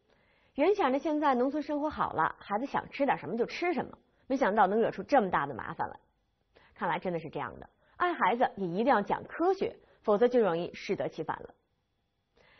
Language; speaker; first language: Chinese; native; Chinese